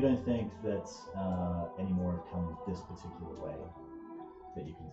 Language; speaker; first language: English; native; English